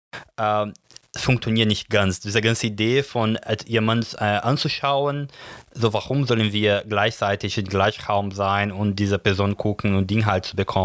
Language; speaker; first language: German; non-native, learner; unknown